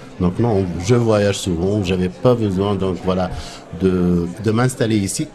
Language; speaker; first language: French; non-native, local second language; Arabic